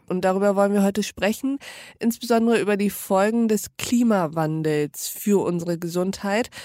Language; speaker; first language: German; early bilingual, other home language; Turkish